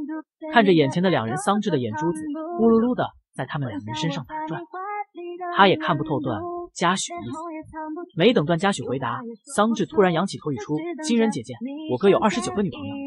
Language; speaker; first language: Chinese; native; Chinese